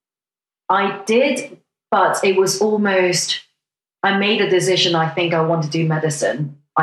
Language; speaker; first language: English; non-native, local second language; Cantonese